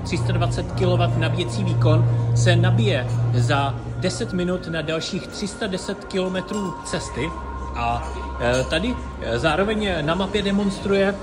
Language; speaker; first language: Czech; native; Czech